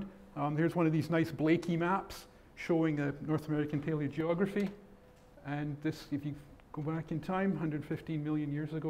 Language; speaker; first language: English; native; English